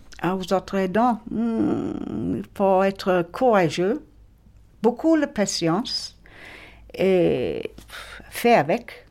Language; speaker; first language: French; non-native, fluent; English